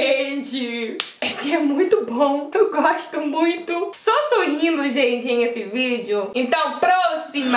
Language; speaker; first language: Portuguese; non-native, learner; Dutch